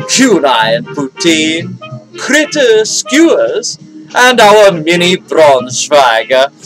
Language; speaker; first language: English; native; English